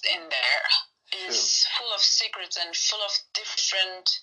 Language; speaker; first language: English; non-native, fluent; Turkish